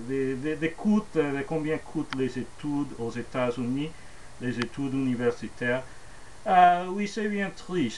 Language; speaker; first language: French; non-native, fluent; English